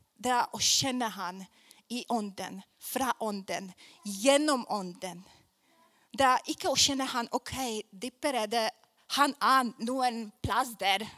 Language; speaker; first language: Swedish; non-native, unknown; Polish